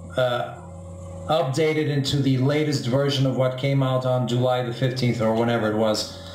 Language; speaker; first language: English; non-native, fluent; Bulgarian